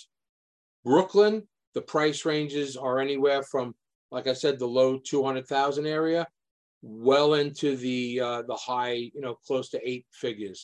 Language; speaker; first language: English; native; English